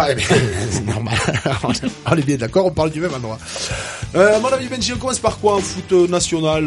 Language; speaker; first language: French; native; French